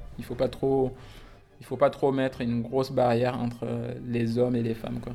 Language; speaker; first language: French; non-native, local second language; Wolof